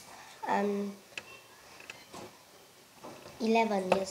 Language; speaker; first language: English; non-native, learner; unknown